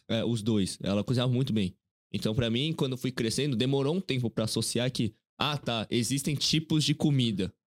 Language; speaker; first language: Portuguese; early bilingual, other home language; Korean